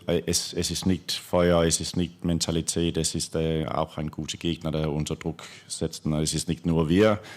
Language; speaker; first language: German; non-native, fluent; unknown